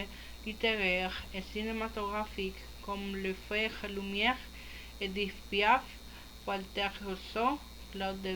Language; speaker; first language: French; non-native, learner; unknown